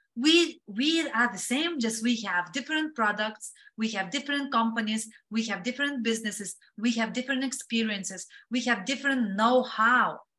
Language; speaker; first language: English; non-native, fluent; Lithuanian